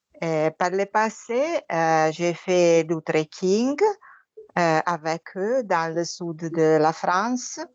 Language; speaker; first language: French; non-native, learner; Italian